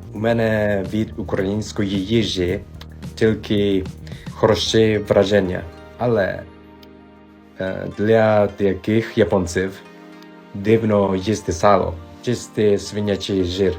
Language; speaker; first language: Ukrainian; non-native, fluent; Japanese